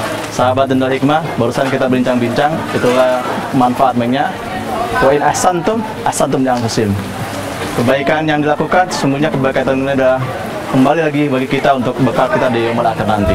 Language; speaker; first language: Indonesian; native; Indonesian